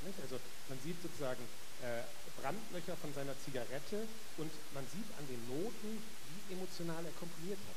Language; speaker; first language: German; native; German